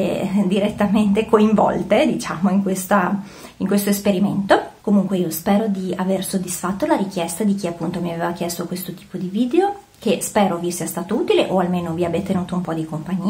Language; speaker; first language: Italian; native; Italian